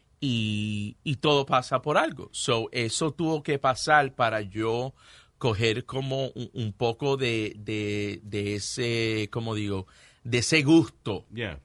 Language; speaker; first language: Spanish; early bilingual, heritage; Spanish